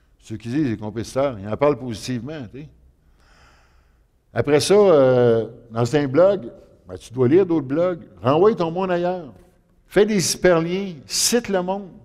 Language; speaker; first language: French; native; French